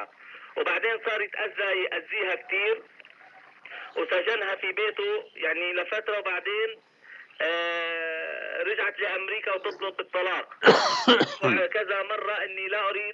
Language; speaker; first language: Arabic; native; Arabic